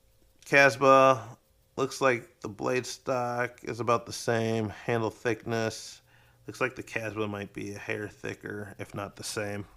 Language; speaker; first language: English; native; English